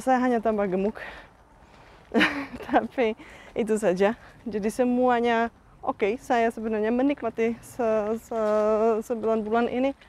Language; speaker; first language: Indonesian; non-native, fluent; Czech